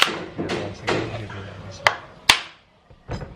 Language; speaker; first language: English; non-native, learner; Balinese